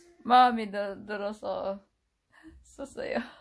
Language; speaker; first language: Korean; non-native, fluent; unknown